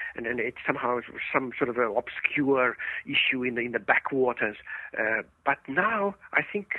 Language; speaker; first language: English; early bilingual, other home language; Estonian